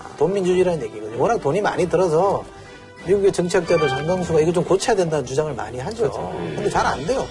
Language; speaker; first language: Korean; native; Korean